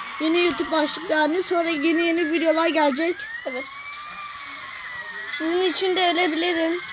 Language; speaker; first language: Turkish; native; Turkish